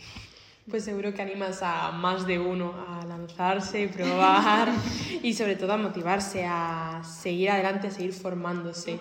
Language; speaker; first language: Spanish; native; Spanish